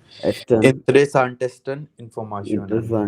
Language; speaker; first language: German; non-native, fluent; Hindi